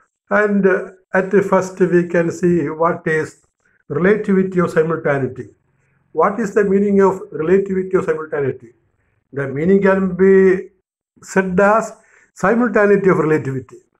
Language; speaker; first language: English; non-native, local second language; Malayalam